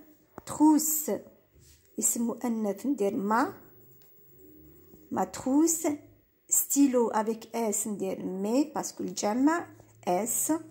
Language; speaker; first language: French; non-native, local second language; Arabic